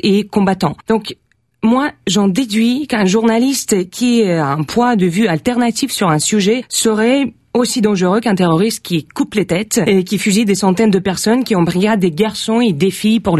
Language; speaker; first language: French; non-native, fluent; Russian